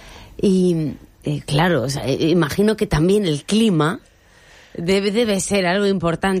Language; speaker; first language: Spanish; native; Spanish